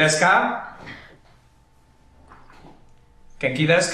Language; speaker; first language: Japanese; non-native, learner; English